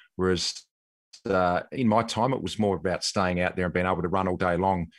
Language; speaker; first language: English; native; English